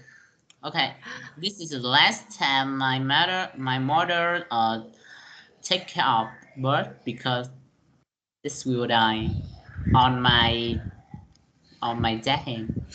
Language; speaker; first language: English; non-native, learner; Vietnamese